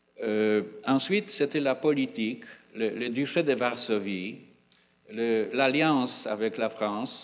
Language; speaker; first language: French; non-native, fluent; Polish